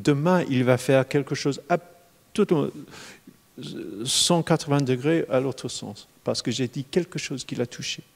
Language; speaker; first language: French; non-native, fluent; English